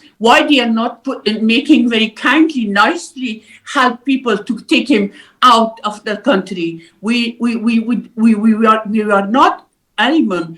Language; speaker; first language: English; non-native, learner; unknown